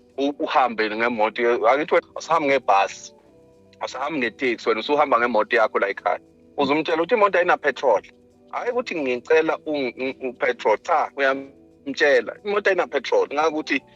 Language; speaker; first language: Zulu; native; Zulu